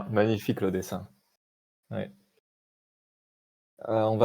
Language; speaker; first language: French; native; French